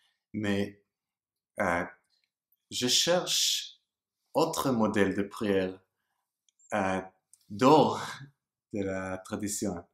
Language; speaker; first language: French; non-native, learner; English